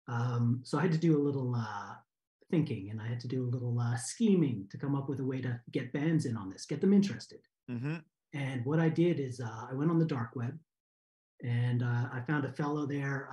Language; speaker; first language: English; native; English